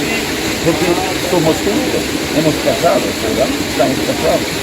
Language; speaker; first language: Spanish; non-native, fluent; Swedish